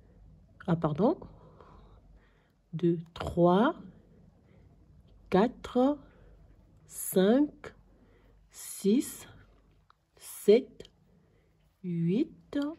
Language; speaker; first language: French; non-native, local second language; Arabic